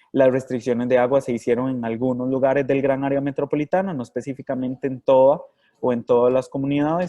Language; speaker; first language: Spanish; native; Spanish